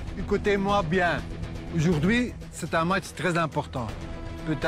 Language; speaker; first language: French; non-native, local second language; Dutch